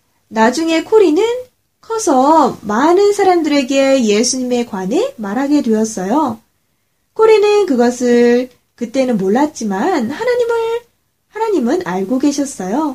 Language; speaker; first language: Korean; native; Korean